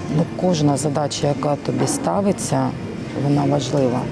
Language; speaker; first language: Ukrainian; native; Ukrainian